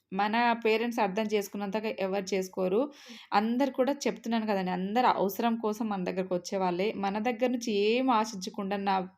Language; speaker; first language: Telugu; native; Telugu